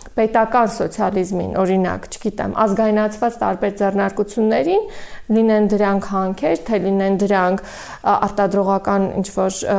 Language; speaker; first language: Armenian; native; Armenian